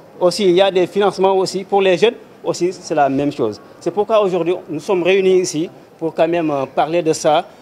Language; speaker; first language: French; non-native, local second language; Wolof